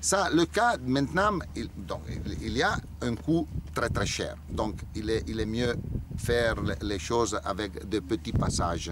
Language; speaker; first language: French; non-native, learner; Italian